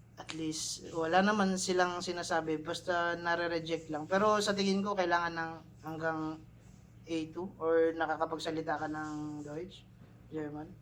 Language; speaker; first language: Filipino; non-native, local second language; Iloko